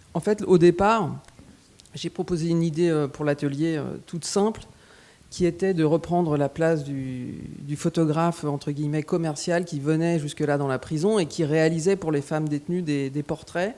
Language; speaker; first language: French; native; French